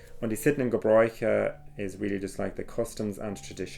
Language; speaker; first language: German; non-native, fluent; English